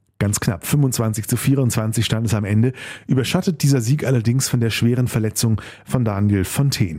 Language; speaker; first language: German; native; German